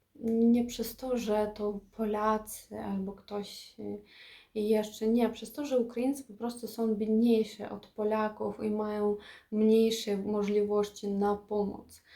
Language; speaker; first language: Polish; non-native, fluent; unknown